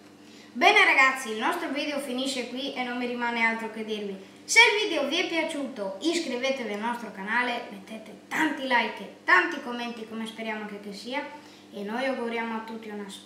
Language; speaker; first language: Italian; native; Italian